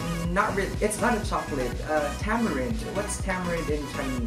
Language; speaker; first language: English; non-native, local second language; Filipino